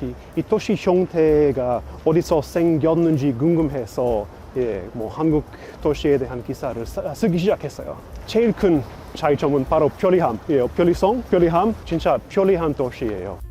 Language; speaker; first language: Korean; non-native, fluent; English